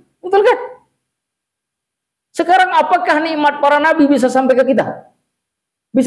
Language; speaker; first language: Indonesian; native; Indonesian